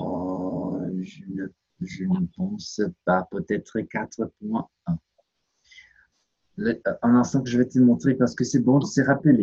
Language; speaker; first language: French; non-native, fluent; Portuguese